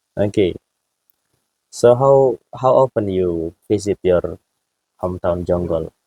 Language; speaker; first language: English; non-native, fluent; Indonesian